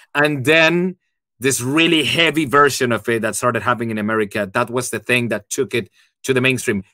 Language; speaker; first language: English; non-native, fluent; Spanish